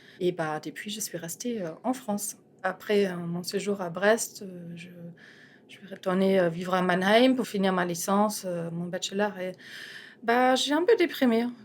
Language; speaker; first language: French; non-native, fluent; German